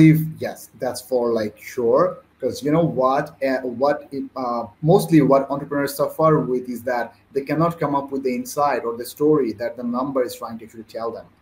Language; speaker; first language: English; non-native, local second language; Bangla